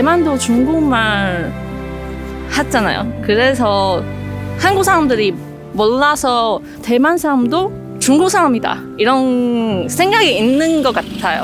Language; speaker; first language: Korean; non-native, fluent; Chinese